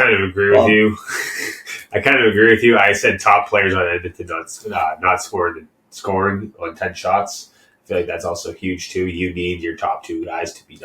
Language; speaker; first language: English; native; English